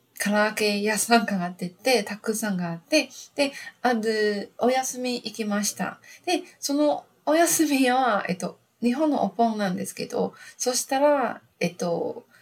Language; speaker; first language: Japanese; non-native, learner; Chinese